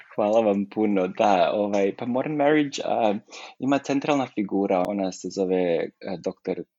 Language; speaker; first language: Serbian; early bilingual, heritage; Serbian